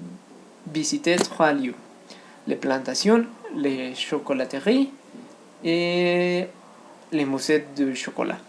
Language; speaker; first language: French; non-native, learner; Spanish